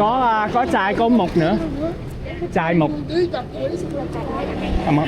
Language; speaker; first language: Vietnamese; non-native, learner; English